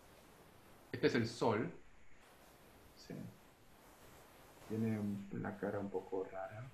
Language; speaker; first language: Spanish; non-native, fluent; Korean